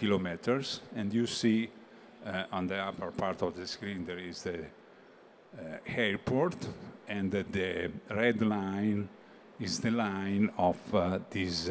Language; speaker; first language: English; non-native, learner; Italian